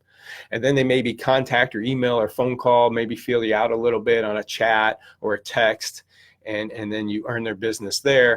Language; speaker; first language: English; native; English